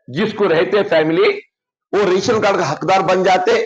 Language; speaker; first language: Hindi; non-native, local second language; Telugu